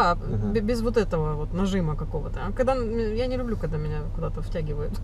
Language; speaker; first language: Russian; native; Russian